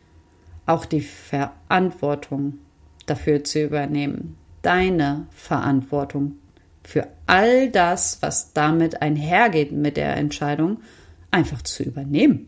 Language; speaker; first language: German; native; German